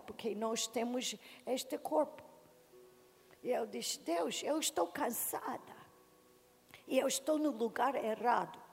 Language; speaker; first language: Portuguese; non-native, learner; English